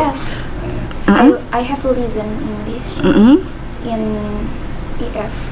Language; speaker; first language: English; non-native, learner; Indonesian